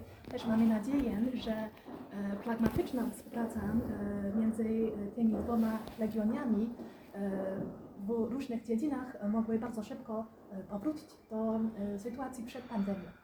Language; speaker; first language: Polish; non-native, fluent; Chinese